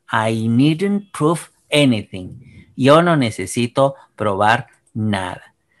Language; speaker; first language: English; non-native, fluent; Spanish